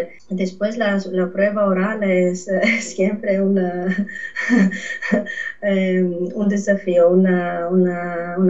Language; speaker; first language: Spanish; non-native, fluent; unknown